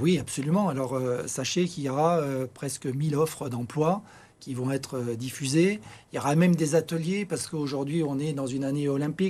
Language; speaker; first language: French; native; French